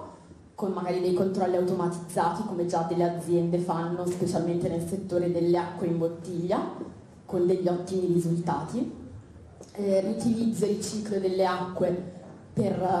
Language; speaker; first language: Italian; native; Italian